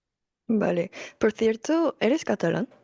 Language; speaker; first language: Spanish; non-native, fluent; Korean